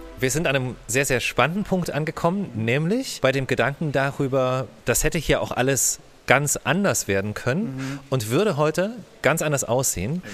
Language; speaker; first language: German; native; German